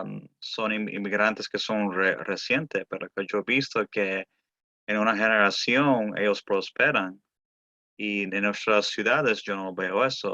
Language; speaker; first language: Spanish; early bilingual, heritage; Spanish